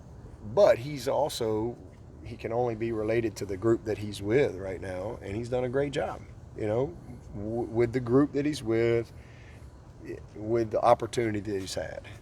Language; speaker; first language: English; native; English